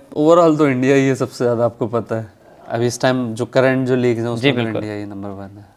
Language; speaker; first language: Urdu; native; Urdu